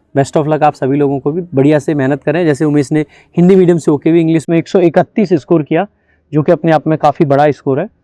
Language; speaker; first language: Hindi; native; Hindi